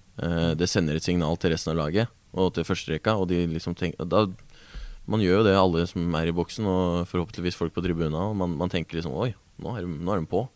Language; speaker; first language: Norwegian; native; Norwegian